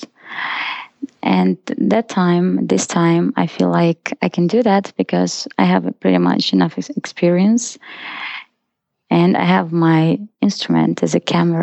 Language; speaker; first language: English; non-native, fluent; Russian